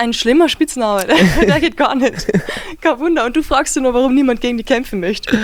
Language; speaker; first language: German; native; German